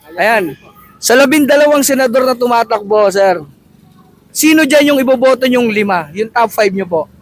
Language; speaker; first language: Filipino; native; Filipino